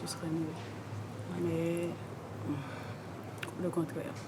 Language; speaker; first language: French; non-native, local second language; Haitian Creole